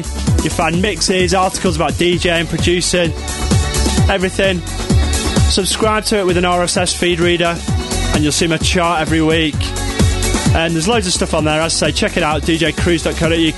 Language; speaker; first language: English; native; English